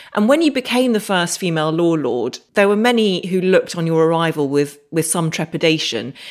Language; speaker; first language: English; native; English